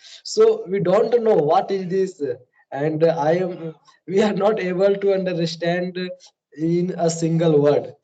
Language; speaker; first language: English; non-native, learner; Hindi